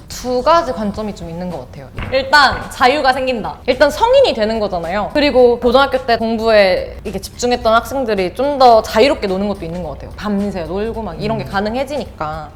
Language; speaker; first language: Korean; native; Korean